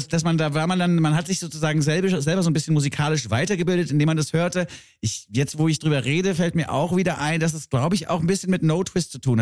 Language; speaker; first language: German; native; German